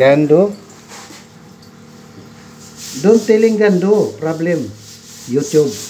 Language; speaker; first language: English; non-native, learner; Filipino